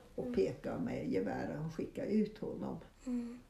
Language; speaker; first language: Swedish; non-native, fluent; Norwegian